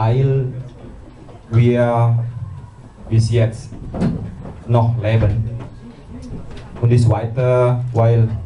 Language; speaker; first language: German; non-native, learner; Indonesian